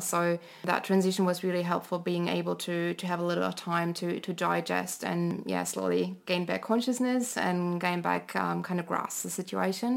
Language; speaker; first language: English; non-native, fluent; German